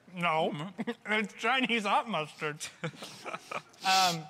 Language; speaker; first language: English; native; English